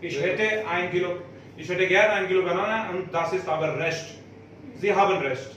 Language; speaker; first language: German; non-native, fluent; Hindi